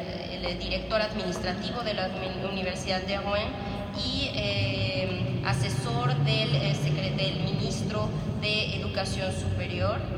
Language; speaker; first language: Spanish; native; Spanish